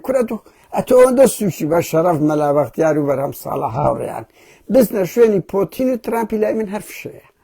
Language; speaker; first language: Central Kurdish; early bilingual, heritage; Central Kurdish